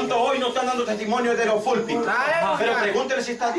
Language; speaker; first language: Spanish; native; Spanish